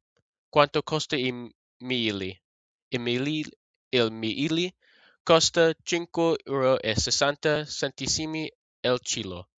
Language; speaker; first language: Italian; non-native, learner; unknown